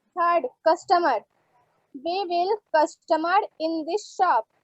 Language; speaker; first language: English; non-native, learner; Hindi